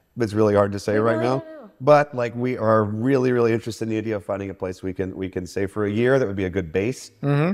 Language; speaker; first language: English; native; English